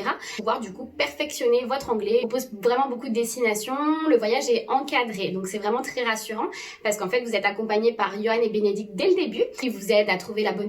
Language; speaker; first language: French; native; French